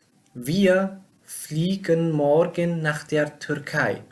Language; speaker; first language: German; non-native, learner; Pashto